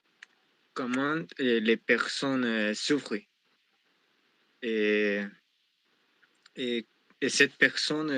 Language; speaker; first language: French; non-native, learner; Spanish